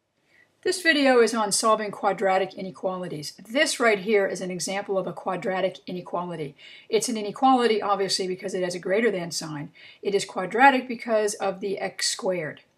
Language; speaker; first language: English; native; English